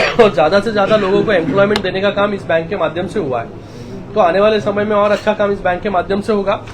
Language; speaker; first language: Hindi; non-native, local second language; Marathi